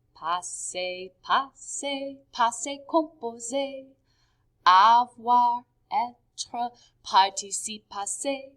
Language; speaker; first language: French; non-native, fluent; English